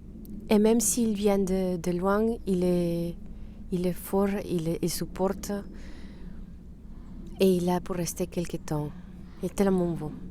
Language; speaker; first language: French; non-native, fluent; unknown